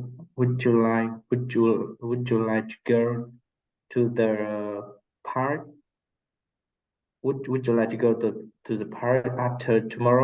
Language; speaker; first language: English; non-native, learner; Vietnamese